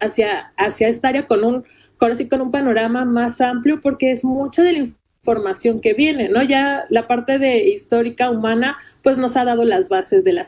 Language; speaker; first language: Spanish; native; Spanish